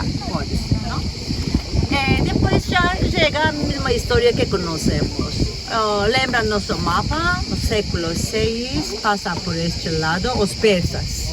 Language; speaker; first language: Portuguese; non-native, fluent; Turkish